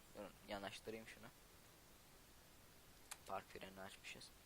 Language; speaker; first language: Turkish; native; Turkish